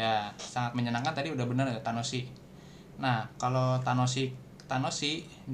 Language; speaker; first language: Indonesian; native; Indonesian